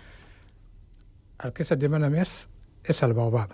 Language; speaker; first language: Catalan; non-native, fluent; Wolof